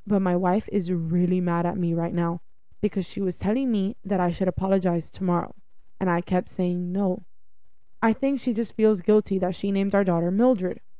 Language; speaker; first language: English; early bilingual, other home language; Spanish